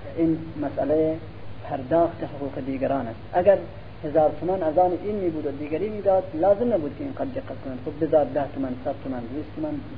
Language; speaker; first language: Persian; non-native, local second language; Central Kurdish